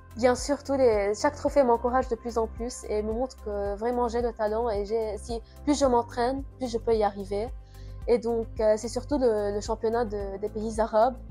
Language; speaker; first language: French; non-native, local second language; Arabic